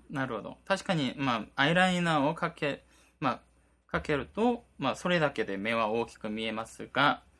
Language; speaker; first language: Japanese; non-native, fluent; Korean